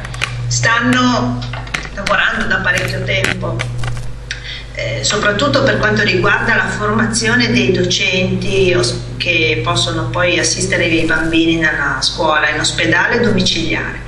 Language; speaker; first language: Italian; native; Italian